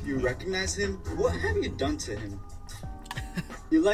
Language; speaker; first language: English; early bilingual, other home language; Spanish